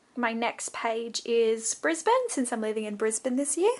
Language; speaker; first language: English; native; English